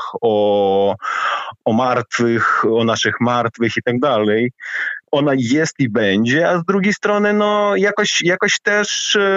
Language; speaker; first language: Polish; non-native, fluent; Ukrainian